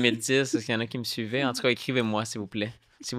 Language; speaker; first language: French; native; French